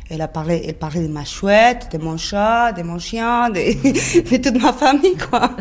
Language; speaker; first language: French; non-native, fluent; Spanish